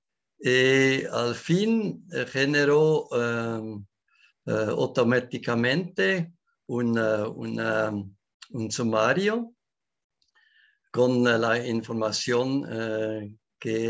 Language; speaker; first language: Spanish; non-native, learner; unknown